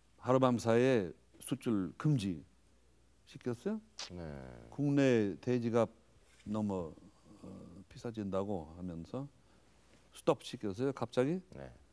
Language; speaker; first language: Korean; non-native, fluent; English